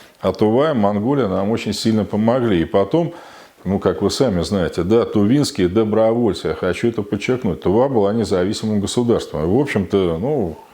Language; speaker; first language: Russian; native; Russian